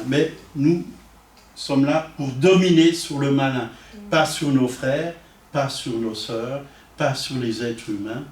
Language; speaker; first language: French; native; French